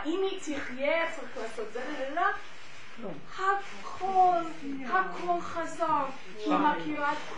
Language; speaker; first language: Hebrew; non-native, fluent; English